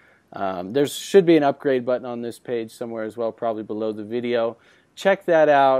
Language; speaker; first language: English; native; English